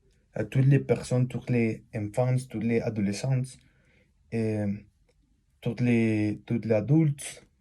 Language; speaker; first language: French; non-native, learner; Spanish